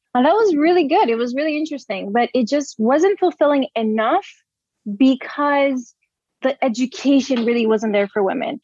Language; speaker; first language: English; early bilingual, other home language; Portuguese